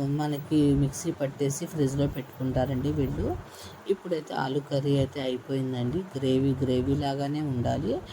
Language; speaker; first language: Telugu; non-native, local second language; Urdu